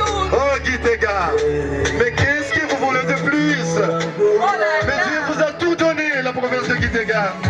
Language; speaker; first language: French; non-native, local second language; Rundi